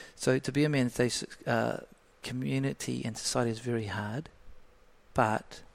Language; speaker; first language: English; native; English